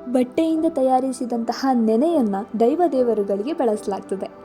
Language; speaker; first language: Kannada; non-native, local second language; Tulu